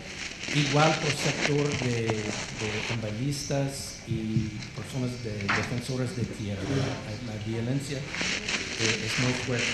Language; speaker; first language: Spanish; non-native, fluent; English